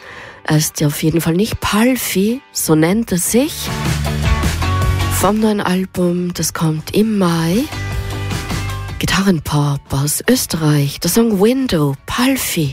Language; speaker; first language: German; native; German